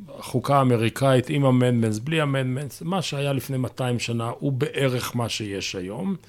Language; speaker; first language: Hebrew; native; Hebrew